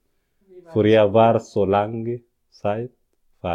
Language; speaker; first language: German; non-native, learner; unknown